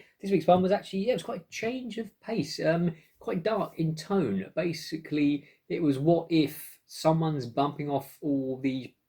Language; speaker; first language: English; native; English